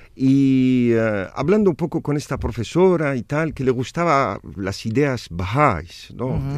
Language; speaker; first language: Spanish; non-native, fluent; Arabic